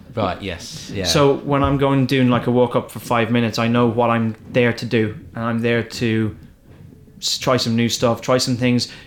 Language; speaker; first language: English; native; English